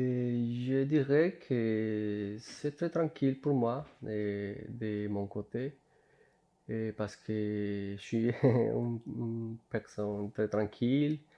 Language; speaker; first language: French; non-native, learner; Spanish